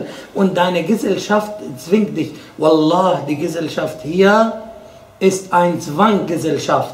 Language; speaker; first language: German; non-native, fluent; Arabic